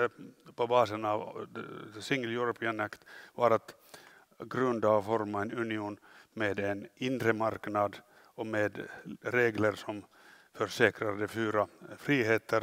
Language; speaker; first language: Swedish; non-native, local second language; Finnish